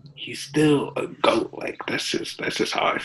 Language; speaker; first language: English; native; English